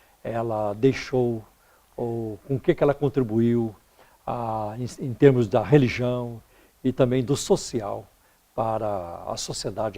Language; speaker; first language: Portuguese; native; Portuguese